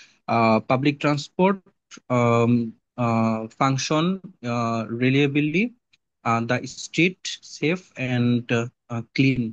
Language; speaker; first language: English; non-native, learner; Bangla